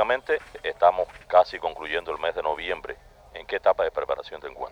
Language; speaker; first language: Spanish; native; Spanish